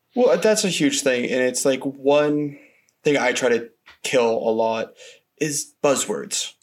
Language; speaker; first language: English; native; English